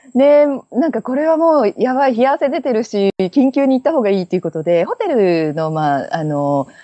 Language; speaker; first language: Japanese; native; Japanese